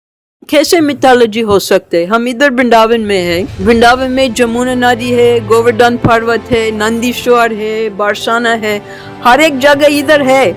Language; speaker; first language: Hindi; non-native, learner; English